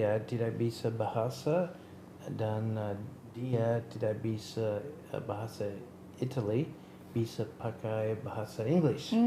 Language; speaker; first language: Indonesian; non-native, learner; English